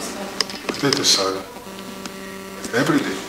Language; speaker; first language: English; non-native, learner; Arabic